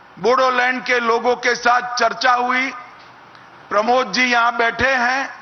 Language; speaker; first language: Hindi; non-native, local second language; Gujarati